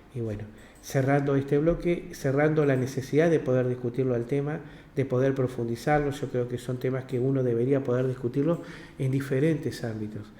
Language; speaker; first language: Spanish; native; Spanish